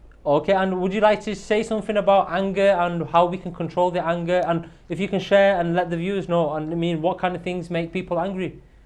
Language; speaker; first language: English; native; English